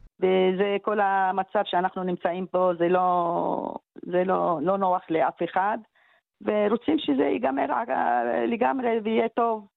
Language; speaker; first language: Hebrew; non-native, local second language; Arabic